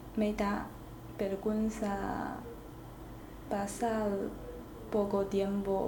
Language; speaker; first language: Spanish; non-native, learner; Chinese